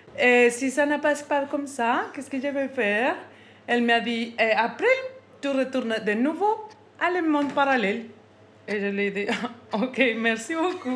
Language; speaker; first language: French; non-native, learner; Spanish